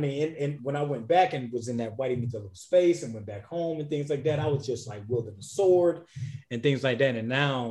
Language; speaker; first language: English; native; English